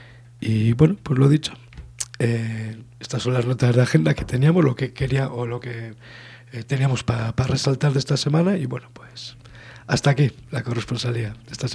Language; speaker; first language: Spanish; native; Spanish